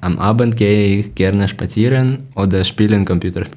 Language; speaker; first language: German; non-native, learner; Ukrainian